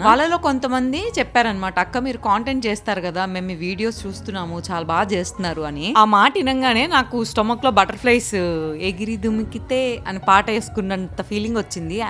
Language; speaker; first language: Telugu; native; Telugu